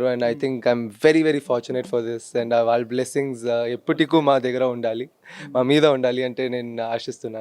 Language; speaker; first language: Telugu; non-native, fluent; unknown